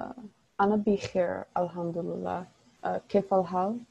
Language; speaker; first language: Arabic; non-native, learner; English